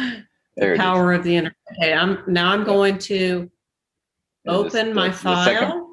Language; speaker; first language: English; native; English